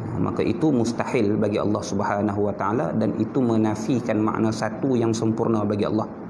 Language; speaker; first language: Malay; native; Malay